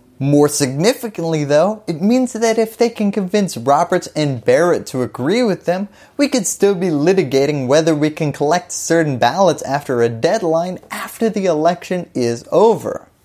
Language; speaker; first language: English; native; English